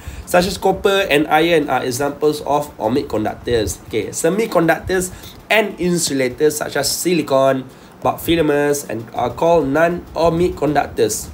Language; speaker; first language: English; non-native, local second language; Malay